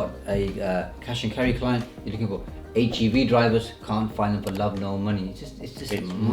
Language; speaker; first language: English; native; English